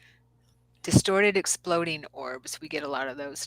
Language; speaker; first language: English; native; English